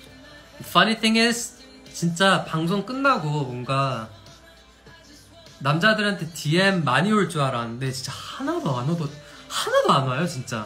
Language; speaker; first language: Korean; non-native, fluent; English